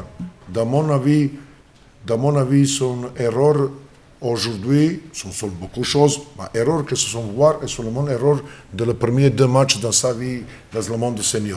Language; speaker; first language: French; non-native, learner; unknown